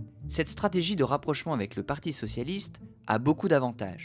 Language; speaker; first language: French; native; French